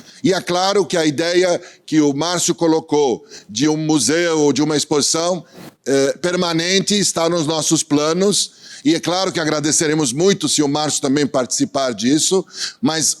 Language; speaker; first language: Portuguese; early bilingual, other home language; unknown